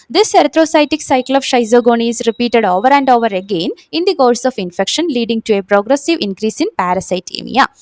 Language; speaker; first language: English; non-native, local second language; Malayalam